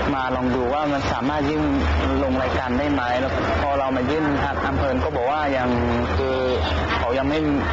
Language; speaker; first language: Thai; non-native, local second language; Akha